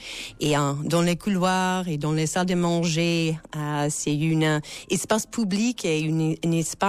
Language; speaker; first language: French; non-native, learner; English